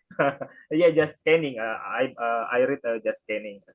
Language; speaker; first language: English; non-native, learner; Indonesian